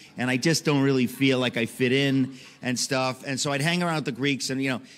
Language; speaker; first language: English; native; English